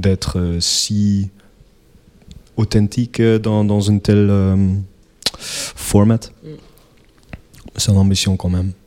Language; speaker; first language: French; non-native, local second language; Dutch